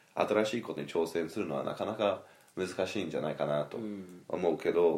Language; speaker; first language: Japanese; non-native, fluent; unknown